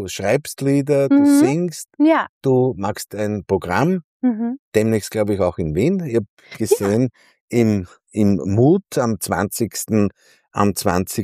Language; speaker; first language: German; native; German